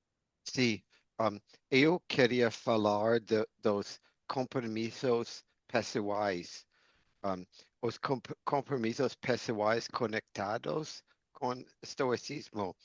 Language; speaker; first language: Portuguese; non-native, fluent; English